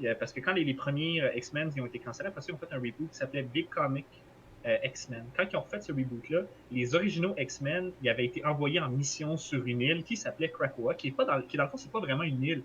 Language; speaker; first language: French; native; French